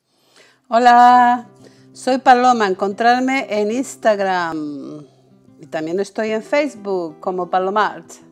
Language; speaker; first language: Spanish; native; Spanish